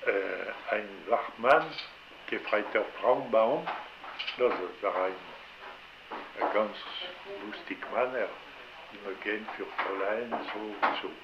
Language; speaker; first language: German; non-native, learner; French